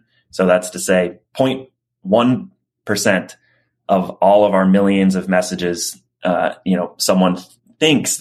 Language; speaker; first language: English; native; English